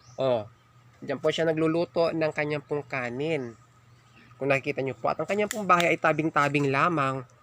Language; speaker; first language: Filipino; non-native, local second language; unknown